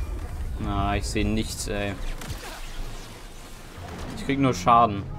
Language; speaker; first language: German; native; German